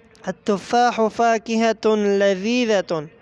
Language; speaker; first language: Arabic; non-native, fluent; Persian